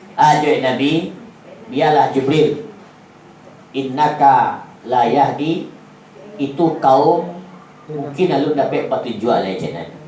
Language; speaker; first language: Malay; non-native, local second language; Minangkabau